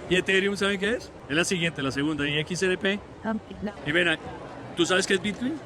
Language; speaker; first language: Spanish; native; Spanish